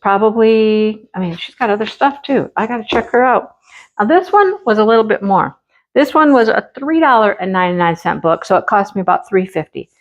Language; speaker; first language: English; native; English